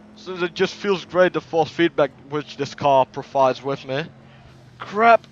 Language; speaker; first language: English; non-native, fluent; Dutch